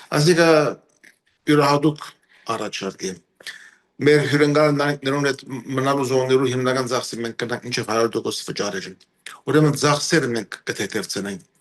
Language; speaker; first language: Armenian; early bilingual, heritage; Armenian